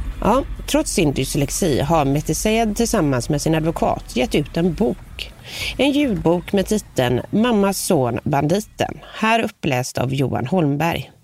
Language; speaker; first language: Swedish; native; Swedish